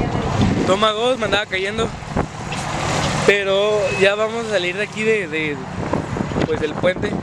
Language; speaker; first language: Spanish; native; Spanish